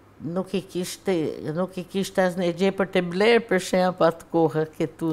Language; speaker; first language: Albanian; non-native, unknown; Portuguese